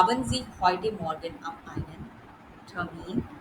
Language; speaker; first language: German; non-native, learner; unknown